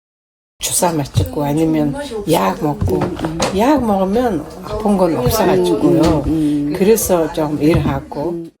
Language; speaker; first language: Korean; non-native, learner; Mongolian